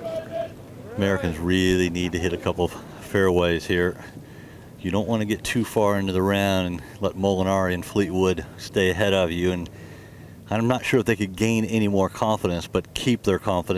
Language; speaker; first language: English; native; English